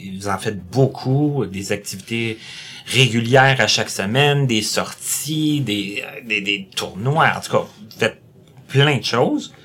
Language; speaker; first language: French; native; French